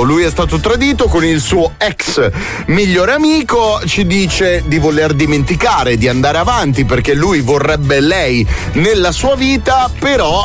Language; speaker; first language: Italian; native; Italian